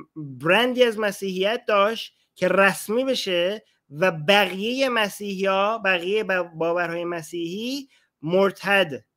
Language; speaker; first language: Persian; native; Persian